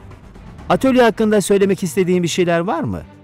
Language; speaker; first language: Turkish; native; Turkish